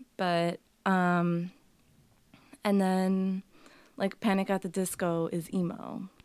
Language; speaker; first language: English; early bilingual, other home language; Portuguese